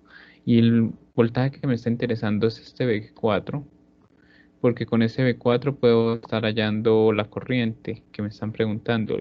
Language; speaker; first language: Spanish; native; Spanish